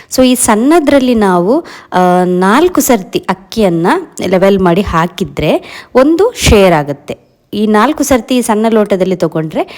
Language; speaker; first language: Kannada; native; Kannada